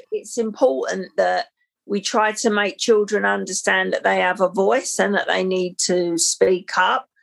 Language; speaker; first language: English; native; English